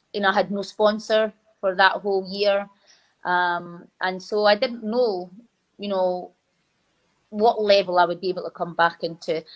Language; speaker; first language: English; native; English